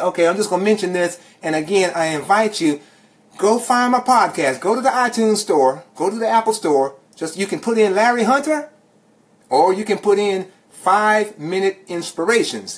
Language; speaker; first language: English; native; English